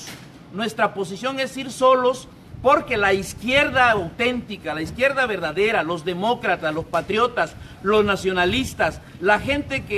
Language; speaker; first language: Spanish; native; Spanish